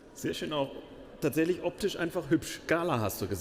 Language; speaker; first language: German; native; German